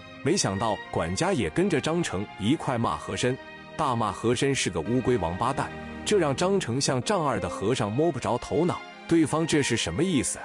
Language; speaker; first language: Chinese; native; Chinese